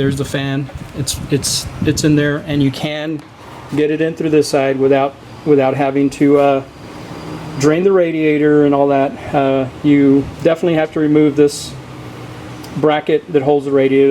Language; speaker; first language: English; native; English